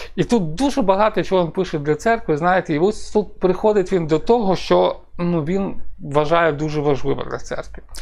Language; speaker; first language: Ukrainian; non-native, local second language; Russian